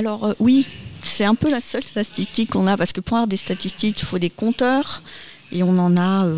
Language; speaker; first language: French; native; French